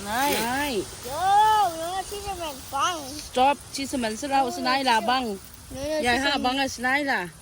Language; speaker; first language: Danish; early bilingual, other home language; Mizo